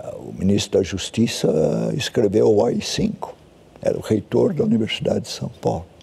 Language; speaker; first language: Portuguese; early bilingual, other home language; German